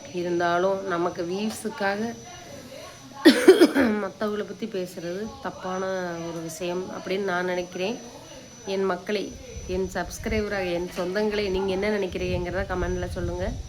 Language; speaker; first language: Tamil; native; Tamil